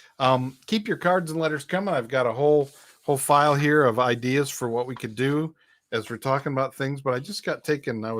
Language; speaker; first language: English; native; English